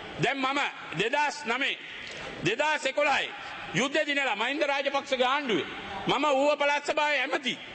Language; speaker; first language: Sinhala; native; Sinhala